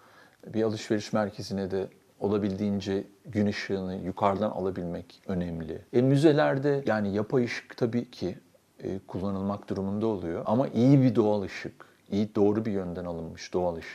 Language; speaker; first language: Turkish; native; Turkish